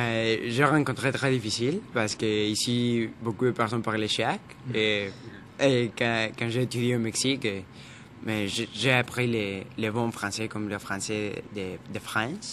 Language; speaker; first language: French; non-native, learner; Spanish